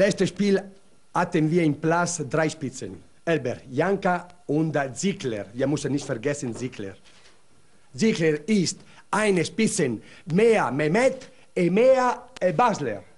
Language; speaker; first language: German; non-native, learner; Italian